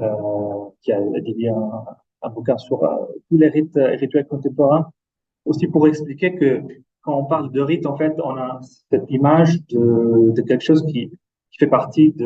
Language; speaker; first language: French; non-native, fluent; Italian